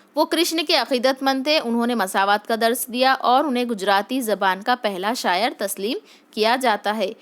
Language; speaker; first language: Urdu; native; Urdu